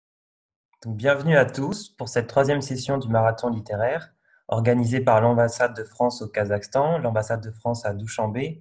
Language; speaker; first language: French; native; French